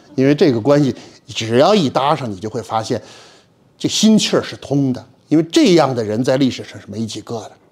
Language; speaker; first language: Chinese; native; Chinese